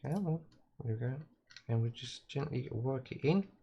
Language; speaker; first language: English; native; English